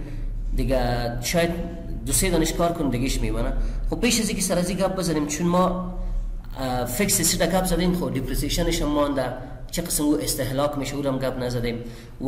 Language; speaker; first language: Persian; non-native, local second language; Pashto